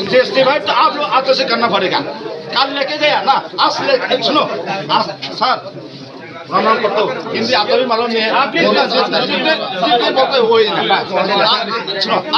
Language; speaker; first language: Hindi; non-native, local second language; Bangla